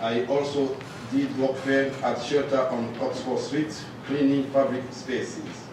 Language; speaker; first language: English; non-native, learner; Rundi